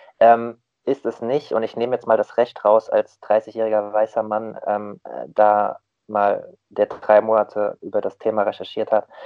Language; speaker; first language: German; native; German